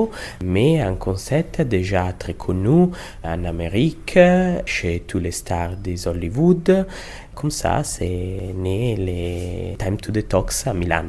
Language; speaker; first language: French; non-native, learner; Italian